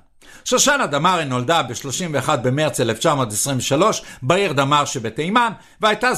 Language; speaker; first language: Hebrew; native; Hebrew